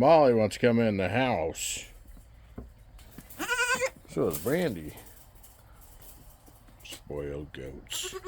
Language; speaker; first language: English; native; English